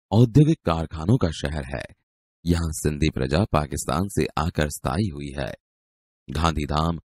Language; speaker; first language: Hindi; non-native, local second language; Gujarati